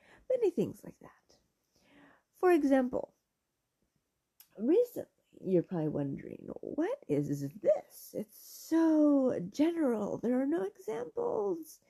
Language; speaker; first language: English; early bilingual, other home language; Spanish